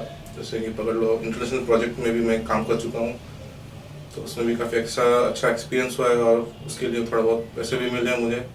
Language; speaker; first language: Hindi; non-native, local second language; Assamese